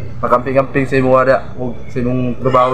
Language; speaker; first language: Filipino; non-native, local second language; Cebuano